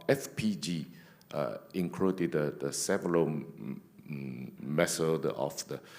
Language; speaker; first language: English; non-native, fluent; Chinese